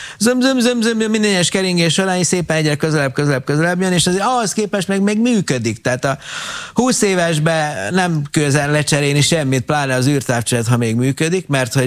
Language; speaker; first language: Hungarian; native; Hungarian